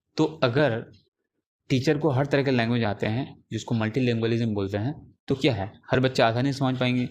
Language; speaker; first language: Urdu; native; Urdu